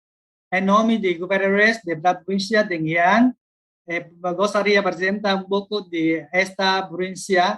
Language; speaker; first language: Spanish; non-native, learner; Vietnamese